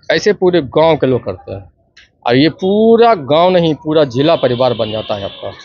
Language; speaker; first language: Hindi; native; Hindi